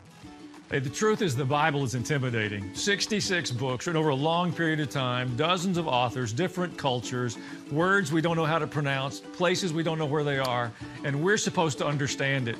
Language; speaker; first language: English; native; English